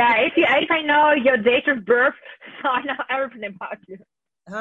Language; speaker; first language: English; non-native, fluent; Russian